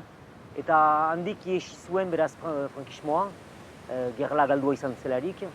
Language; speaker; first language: Basque; native; Basque